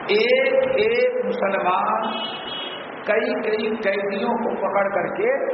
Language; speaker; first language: Urdu; native; Urdu